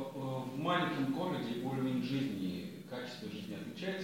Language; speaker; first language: Russian; native; Russian